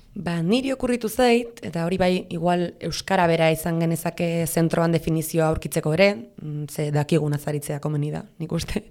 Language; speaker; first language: Basque; non-native, local second language; Spanish